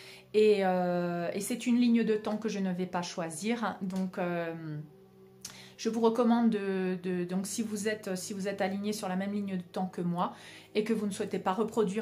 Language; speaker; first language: French; native; French